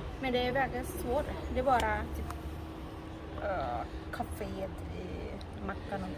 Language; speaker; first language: Swedish; non-native, learner; Thai